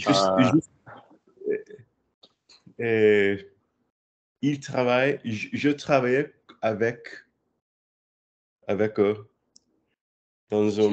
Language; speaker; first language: French; non-native, learner; English